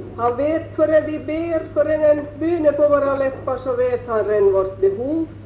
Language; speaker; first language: Swedish; native; Swedish